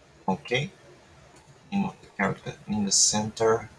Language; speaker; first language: English; non-native, fluent; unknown